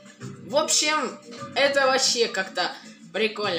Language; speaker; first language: Russian; native; Russian